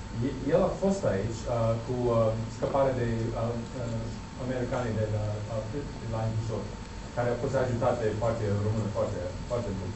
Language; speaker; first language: Romanian; non-native, learner; English